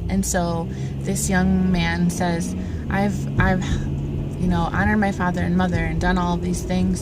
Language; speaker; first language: English; native; English